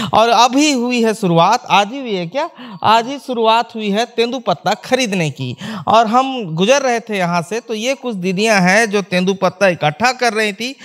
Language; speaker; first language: Hindi; native; Hindi